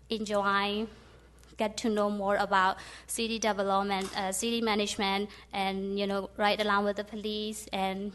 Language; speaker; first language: English; non-native, fluent; Burmese